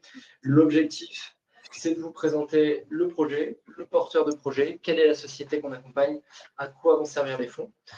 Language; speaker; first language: French; native; French